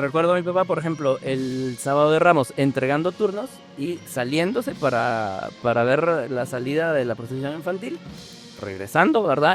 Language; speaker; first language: Spanish; native; Spanish